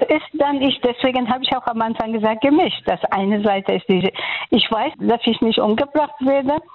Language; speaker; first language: German; non-native, fluent; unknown